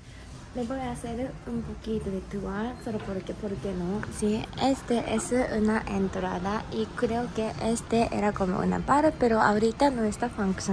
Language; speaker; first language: Spanish; non-native, learner; Japanese